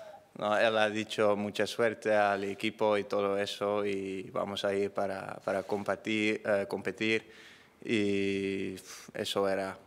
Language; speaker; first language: Spanish; non-native, fluent; Dutch